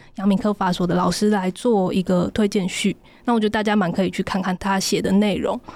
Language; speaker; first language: Chinese; native; Chinese